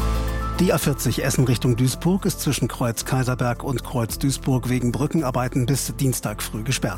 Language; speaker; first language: German; native; German